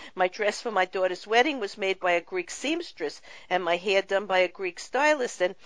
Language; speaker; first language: English; early bilingual, other home language; Russian